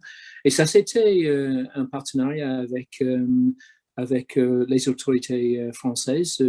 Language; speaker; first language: French; non-native, fluent; English